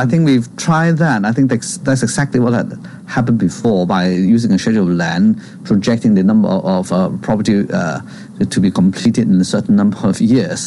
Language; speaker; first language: English; non-native, local second language; Cantonese